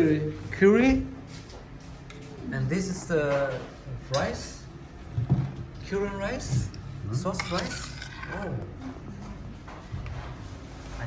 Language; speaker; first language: English; non-native, learner; Chinese